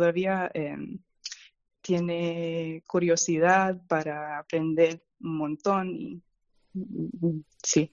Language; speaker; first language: Spanish; non-native, fluent; English